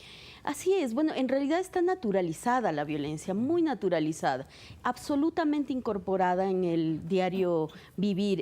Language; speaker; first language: Spanish; native; Spanish